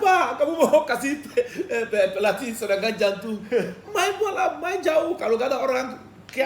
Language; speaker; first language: Indonesian; non-native, fluent; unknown